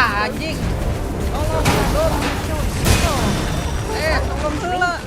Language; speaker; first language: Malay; non-native, local second language; Sundanese